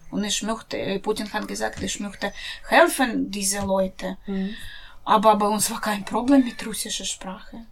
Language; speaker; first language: German; non-native, learner; Russian